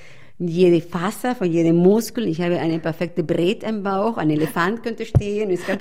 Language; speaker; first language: German; non-native, fluent; Spanish